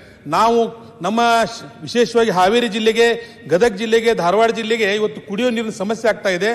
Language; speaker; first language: Kannada; non-native, local second language; Urdu